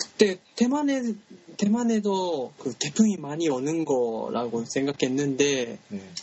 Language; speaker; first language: Korean; non-native, learner; Japanese